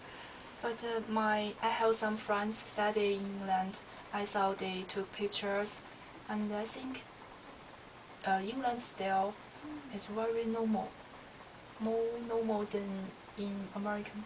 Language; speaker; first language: English; non-native, learner; Chinese